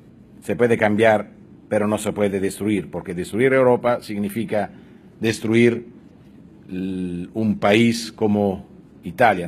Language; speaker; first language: Spanish; non-native, fluent; Italian